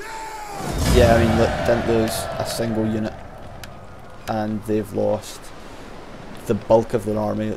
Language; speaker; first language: English; native; English